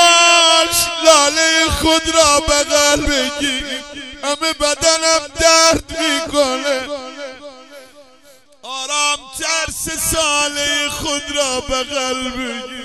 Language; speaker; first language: Persian; non-native, local second language; Azerbaijani